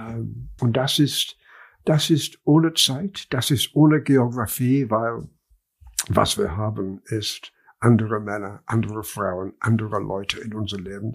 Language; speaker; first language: German; non-native, learner; English